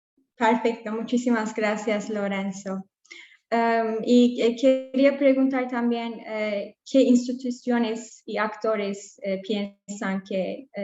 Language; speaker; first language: Spanish; non-native, fluent; English